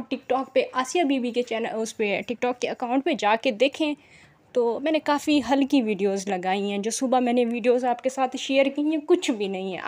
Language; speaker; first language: Hindi; non-native, local second language; Punjabi